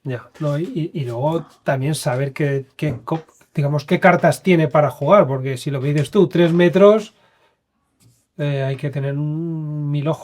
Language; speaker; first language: Spanish; native; Spanish